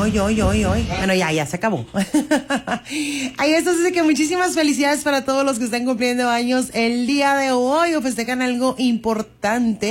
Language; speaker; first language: Spanish; native; Spanish